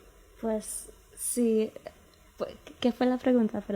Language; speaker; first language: Spanish; non-native, fluent; English